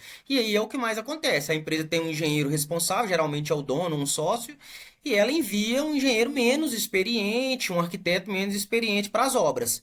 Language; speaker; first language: Portuguese; native; Portuguese